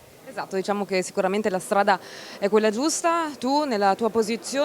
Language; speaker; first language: Italian; native; Italian